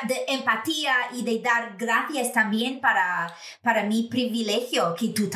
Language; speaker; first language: Spanish; non-native, fluent; English